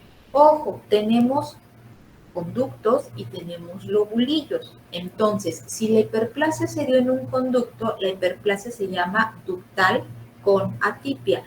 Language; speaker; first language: Spanish; native; Spanish